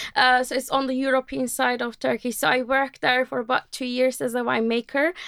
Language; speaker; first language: English; non-native, fluent; Turkish